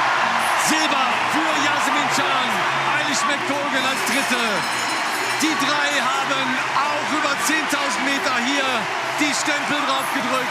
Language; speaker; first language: German; native; German